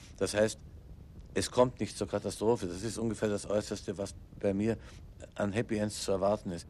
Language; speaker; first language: German; non-native, local second language; English